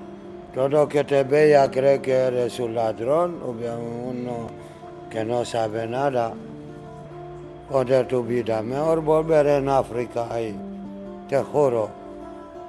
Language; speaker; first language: Spanish; non-native, learner; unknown